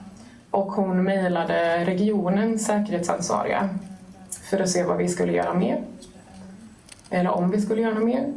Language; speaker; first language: Swedish; native; Swedish